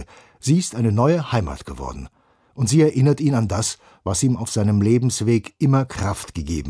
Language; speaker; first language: German; native; German